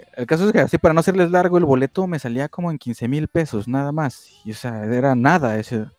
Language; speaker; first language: Spanish; native; Spanish